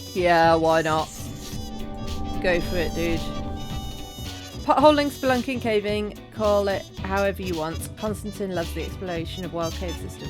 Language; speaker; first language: English; native; English